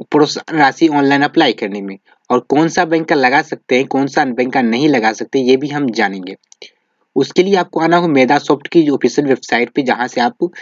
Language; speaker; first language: Hindi; native; Hindi